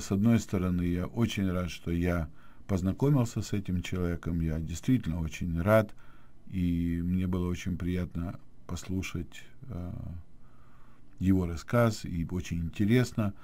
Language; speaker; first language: Russian; native; Russian